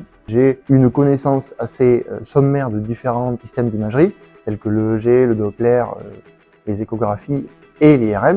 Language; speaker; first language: French; native; French